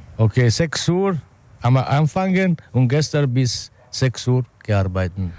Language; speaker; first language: German; non-native, learner; Italian